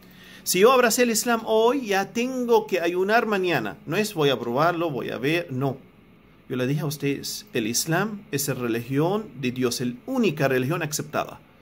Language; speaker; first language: Spanish; non-native, fluent; Arabic